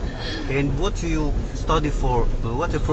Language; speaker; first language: English; non-native, learner; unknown